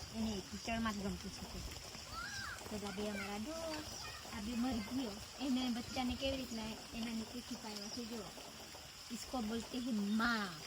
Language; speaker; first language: Gujarati; non-native, local second language; Vasavi